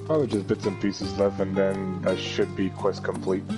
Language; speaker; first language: English; native; English